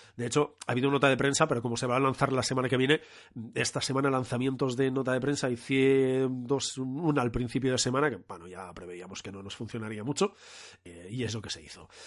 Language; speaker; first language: Spanish; non-native, local second language; Catalan